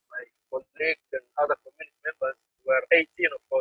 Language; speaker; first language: English; non-native, fluent; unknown